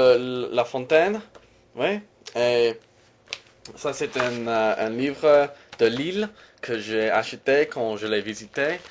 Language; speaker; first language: French; non-native, learner; English